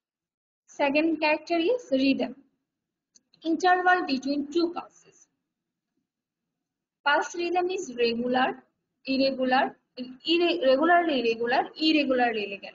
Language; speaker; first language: English; non-native, local second language; Bangla